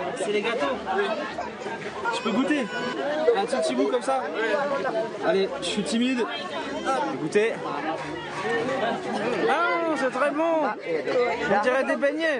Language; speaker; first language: French; native; French